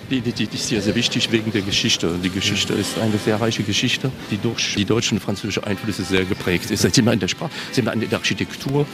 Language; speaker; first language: German; non-native, local second language; French